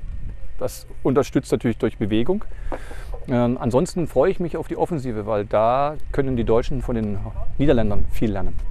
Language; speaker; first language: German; native; German